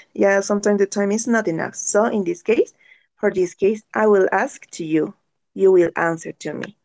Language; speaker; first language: English; non-native, learner; Spanish